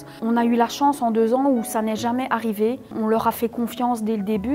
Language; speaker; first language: French; native; French